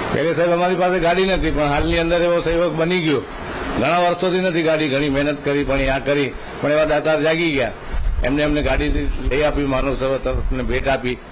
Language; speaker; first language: Gujarati; native; Gujarati